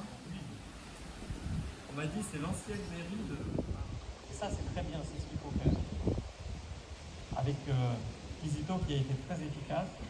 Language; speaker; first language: French; native; French